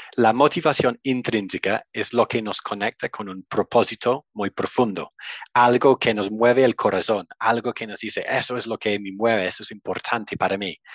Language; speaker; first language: Spanish; non-native, fluent; English